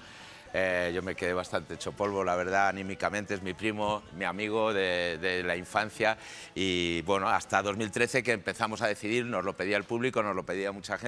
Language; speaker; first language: Spanish; native; Spanish